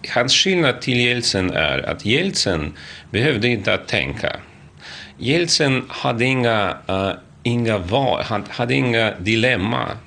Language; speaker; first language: Swedish; non-native, fluent; Russian